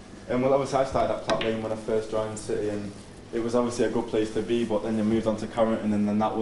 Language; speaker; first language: English; native; English